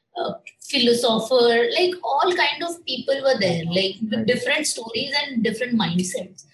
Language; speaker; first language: English; non-native, local second language; Marathi